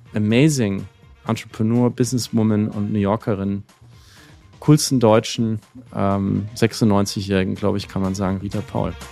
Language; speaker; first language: German; native; German